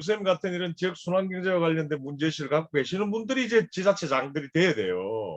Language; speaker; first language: Korean; native; Korean